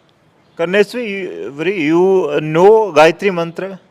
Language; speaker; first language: English; non-native, learner; Hindi